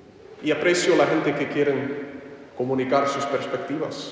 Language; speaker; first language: Spanish; non-native, fluent; English